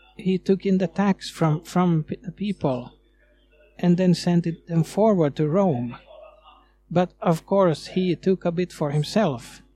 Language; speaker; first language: English; non-native, fluent; Swedish